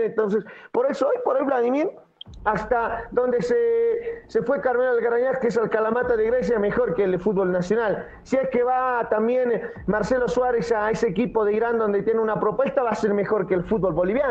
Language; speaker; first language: Spanish; native; Spanish